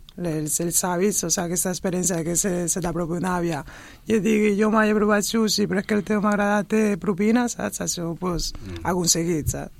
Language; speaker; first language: Catalan; non-native, fluent; Spanish